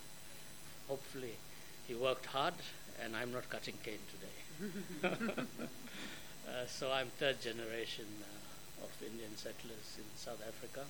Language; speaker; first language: English; native; English